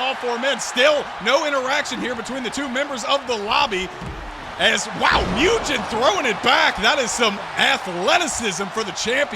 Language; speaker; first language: English; native; English